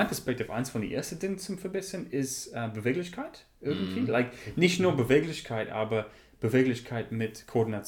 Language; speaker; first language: German; non-native, learner; English